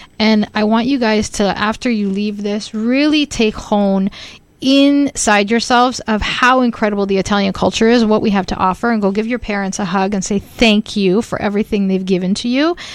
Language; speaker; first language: English; early bilingual, other home language; Italian